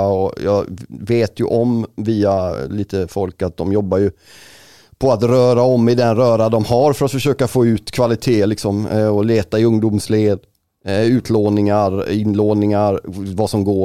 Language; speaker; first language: Swedish; native; Swedish